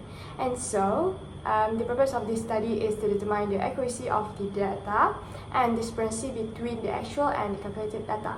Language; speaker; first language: English; non-native, local second language; Malay